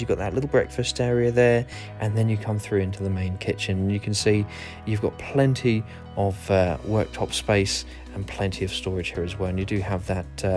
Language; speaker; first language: English; native; English